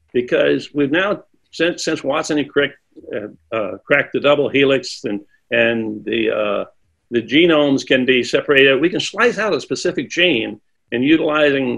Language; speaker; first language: English; native; English